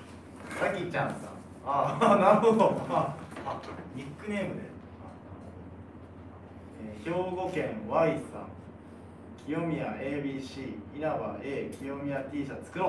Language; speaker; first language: Japanese; native; Japanese